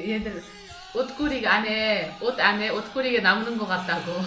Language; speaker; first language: Korean; non-native, local second language; Uzbek